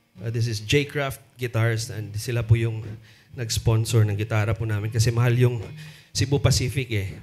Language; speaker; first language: Filipino; non-native, local second language; Cebuano